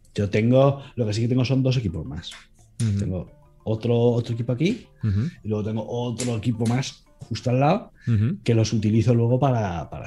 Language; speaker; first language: Spanish; native; Spanish